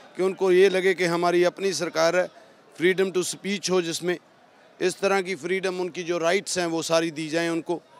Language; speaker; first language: Hindi; non-native, local second language; Punjabi